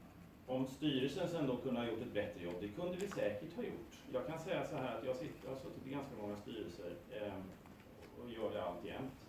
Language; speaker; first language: Swedish; native; Swedish